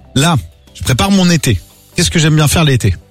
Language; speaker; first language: French; native; French